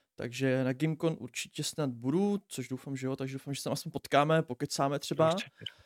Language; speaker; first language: Czech; native; Czech